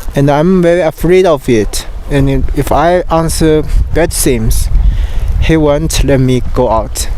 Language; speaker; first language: English; non-native, learner; Chinese